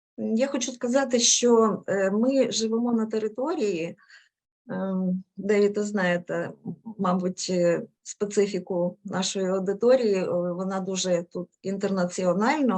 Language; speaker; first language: Ukrainian; non-native, local second language; Russian